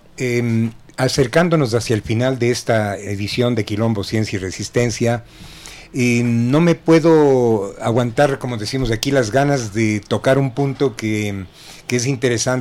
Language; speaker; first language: Spanish; native; Spanish